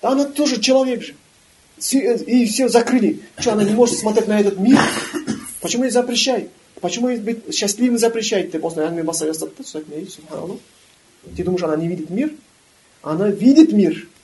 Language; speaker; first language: Russian; non-native, local second language; Kazakh